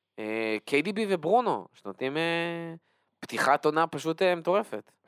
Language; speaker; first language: Hebrew; native; Hebrew